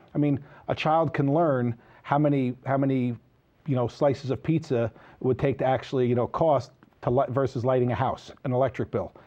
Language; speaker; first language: English; native; English